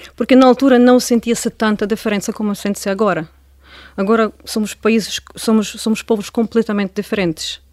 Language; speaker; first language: Portuguese; non-native, fluent; Ukrainian